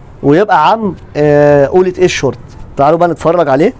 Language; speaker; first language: Arabic; native; Arabic